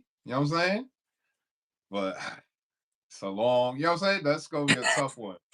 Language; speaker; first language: English; native; English